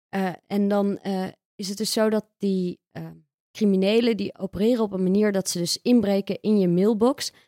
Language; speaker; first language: Dutch; native; Dutch